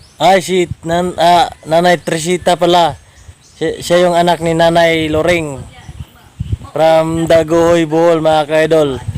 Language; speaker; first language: Filipino; non-native, local second language; Cebuano